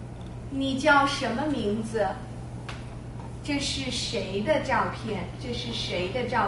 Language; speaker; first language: Chinese; non-native, learner; English